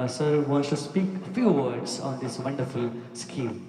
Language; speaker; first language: English; non-native, local second language; Kannada